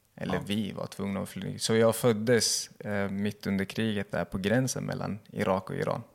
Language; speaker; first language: Swedish; early bilingual, other home language; Kurdish